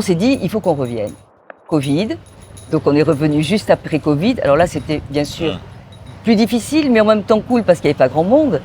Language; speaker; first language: French; native; French